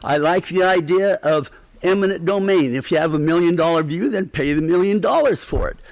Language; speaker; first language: English; native; English